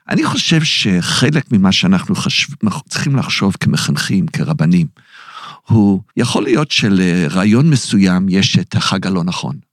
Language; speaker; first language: Hebrew; non-native, fluent; English